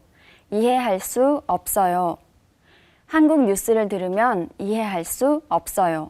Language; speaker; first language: Korean; native; Korean